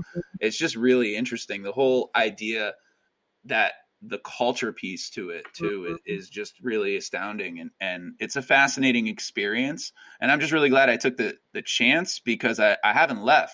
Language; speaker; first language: English; native; English